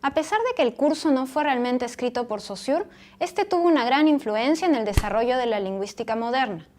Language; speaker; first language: Spanish; native; Spanish